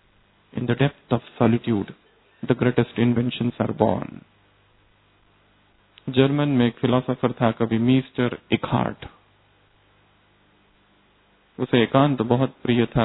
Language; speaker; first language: Hindi; native; Hindi